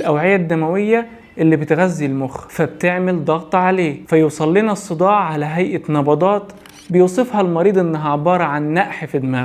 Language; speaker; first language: Arabic; native; Arabic